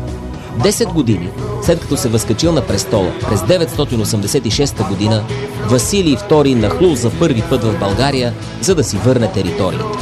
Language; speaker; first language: Bulgarian; native; Bulgarian